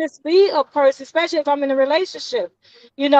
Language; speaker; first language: English; native; English